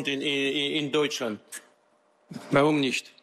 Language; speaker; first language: German; non-native, fluent; Russian